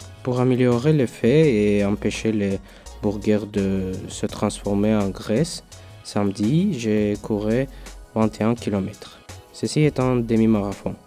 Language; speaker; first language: French; non-native, learner; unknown